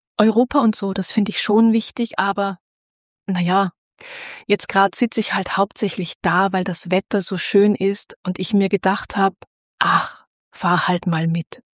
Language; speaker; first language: German; native; German